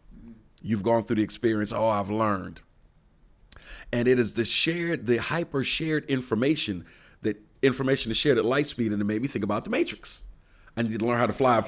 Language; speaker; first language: English; native; English